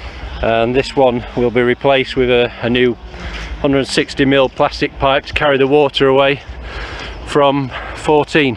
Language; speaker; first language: English; native; English